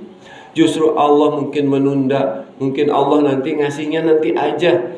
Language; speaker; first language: Indonesian; non-native, local second language; Sundanese